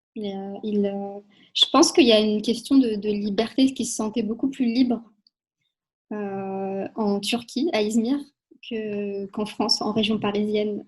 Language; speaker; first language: French; native; French